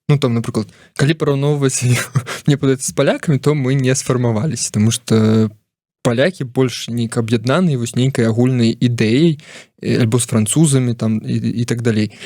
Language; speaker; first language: Belarusian; non-native, local second language; Russian